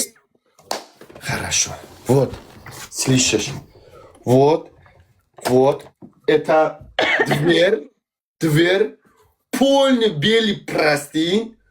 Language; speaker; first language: Russian; non-native, learner; Turkmen